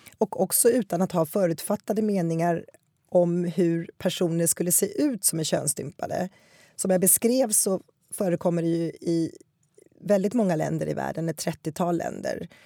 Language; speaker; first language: Swedish; native; Swedish